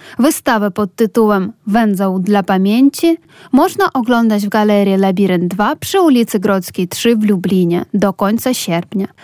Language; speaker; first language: Polish; native; Polish